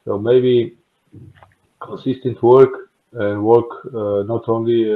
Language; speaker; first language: English; non-native, fluent; Georgian